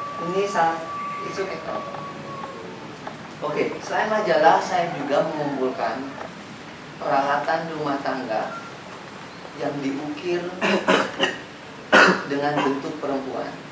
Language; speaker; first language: Indonesian; native; Indonesian